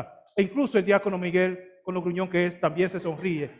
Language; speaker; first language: Spanish; native; Spanish